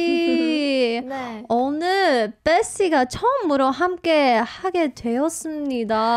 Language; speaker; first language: Korean; non-native, fluent; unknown